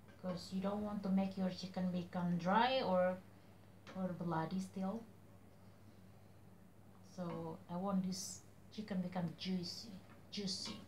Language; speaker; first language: English; non-native, learner; Indonesian